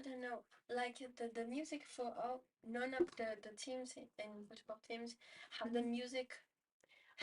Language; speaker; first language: English; non-native, learner; Portuguese